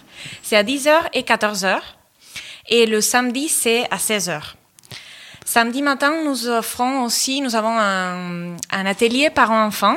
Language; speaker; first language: French; non-native, fluent; Spanish